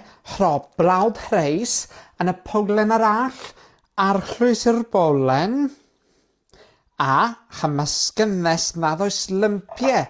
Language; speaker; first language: Welsh; non-native, learner; English